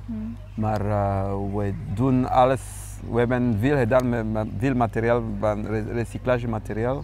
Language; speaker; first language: Dutch; non-native, fluent; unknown